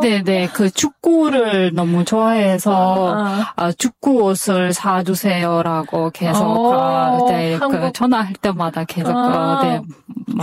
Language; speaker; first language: Korean; non-native, fluent; Kyrgyz